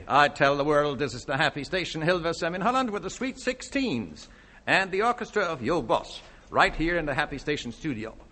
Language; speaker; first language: English; non-native, fluent; Dutch